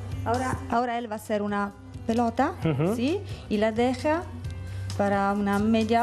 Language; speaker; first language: Spanish; non-native, fluent; Italian